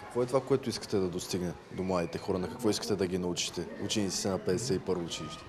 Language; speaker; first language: Bulgarian; native; Bulgarian